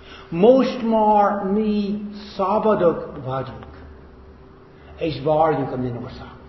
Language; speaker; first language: Hungarian; non-native, fluent; English